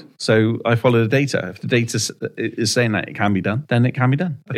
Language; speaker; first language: English; native; English